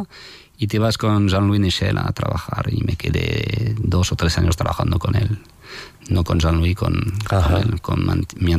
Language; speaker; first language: Spanish; non-native, fluent; French